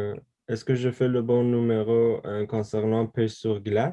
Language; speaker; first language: French; non-native, learner; Persian